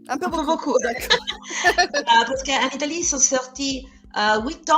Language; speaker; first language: French; non-native, fluent; Italian